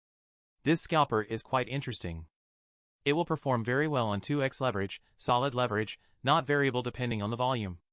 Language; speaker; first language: English; non-native, fluent; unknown